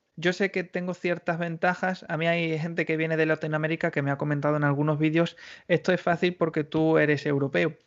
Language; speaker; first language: Spanish; native; Spanish